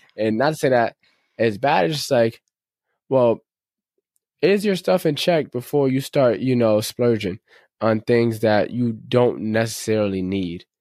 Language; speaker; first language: English; native; English